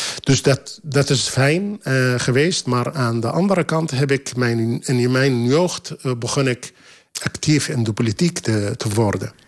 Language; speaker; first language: Dutch; non-native, fluent; Arabic